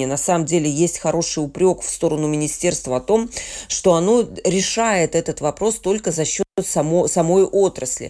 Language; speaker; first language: Russian; native; Russian